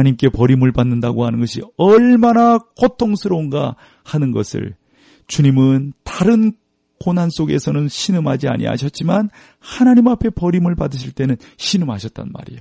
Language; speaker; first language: Korean; native; Korean